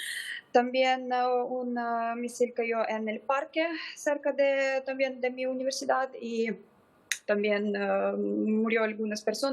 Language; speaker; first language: Spanish; non-native, fluent; Ukrainian